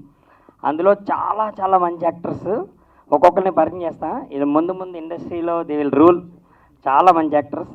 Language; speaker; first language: Telugu; native; Telugu